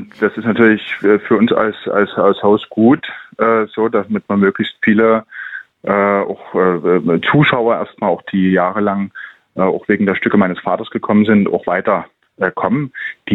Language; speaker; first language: German; native; German